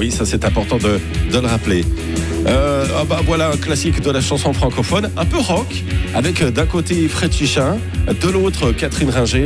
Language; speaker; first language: French; native; French